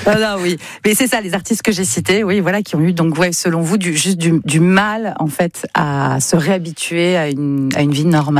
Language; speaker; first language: French; native; French